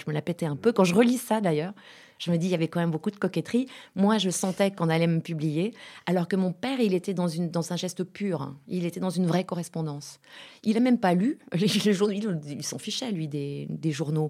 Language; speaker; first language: French; native; French